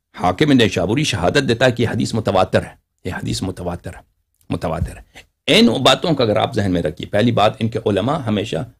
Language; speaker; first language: Urdu; non-native, local second language; Persian